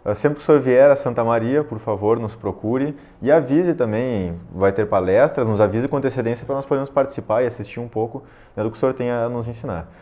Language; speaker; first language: Portuguese; native; Portuguese